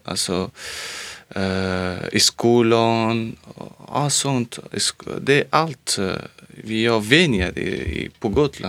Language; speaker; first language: Swedish; non-native, learner; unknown